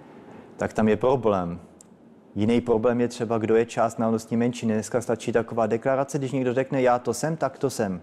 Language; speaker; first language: Czech; early bilingual, heritage; Czech